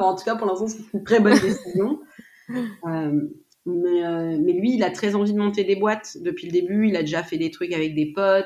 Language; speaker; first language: French; native; French